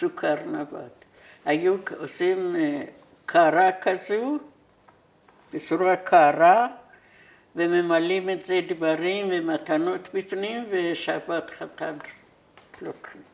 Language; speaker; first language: Hebrew; non-native, fluent; Persian